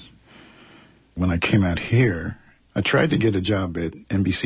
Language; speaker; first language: English; native; English